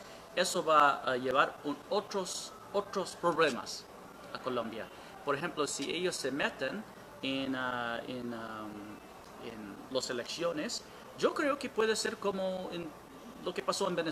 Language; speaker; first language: Spanish; non-native, learner; English